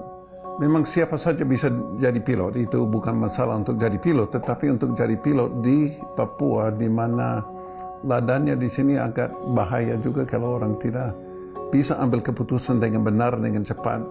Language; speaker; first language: Indonesian; non-native, fluent; English